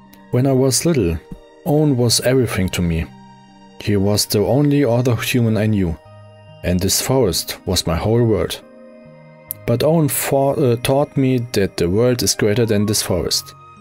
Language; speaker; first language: English; non-native, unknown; German